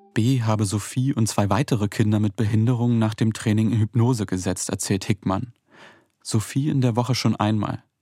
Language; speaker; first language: German; native; German